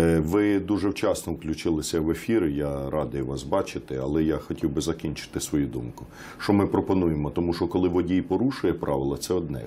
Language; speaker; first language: Ukrainian; native; Ukrainian